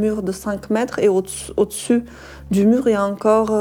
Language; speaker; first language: French; non-native, fluent; Polish